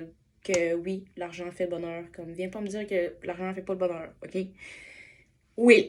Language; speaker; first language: French; native; French